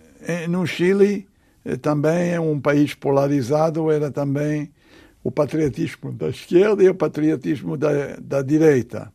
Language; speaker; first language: Portuguese; non-native, fluent; English